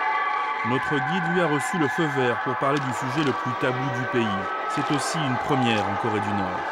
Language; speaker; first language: French; native; French